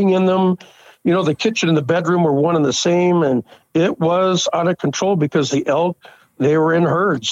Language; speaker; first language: English; native; English